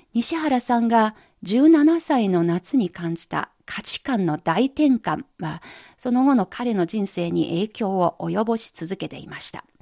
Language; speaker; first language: Japanese; non-native, fluent; Chinese